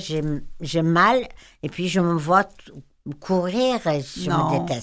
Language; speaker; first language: French; non-native, fluent; Persian